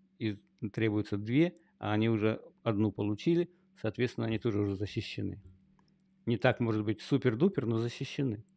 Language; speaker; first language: Russian; native; Russian